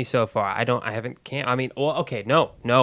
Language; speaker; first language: English; native; English